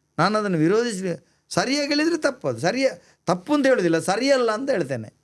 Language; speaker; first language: Kannada; non-native, local second language; Tulu